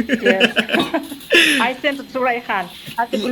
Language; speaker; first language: English; non-native, learner; Kazakh